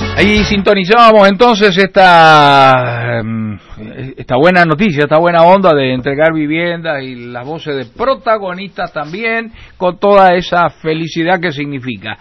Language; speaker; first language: Spanish; native; Spanish